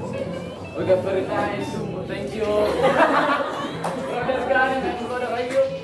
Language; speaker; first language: English; non-native, learner; Indonesian